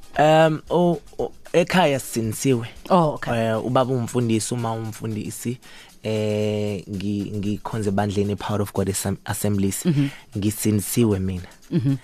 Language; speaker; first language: Zulu; native; Zulu